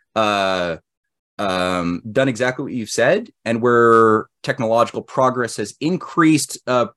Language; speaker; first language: English; native; English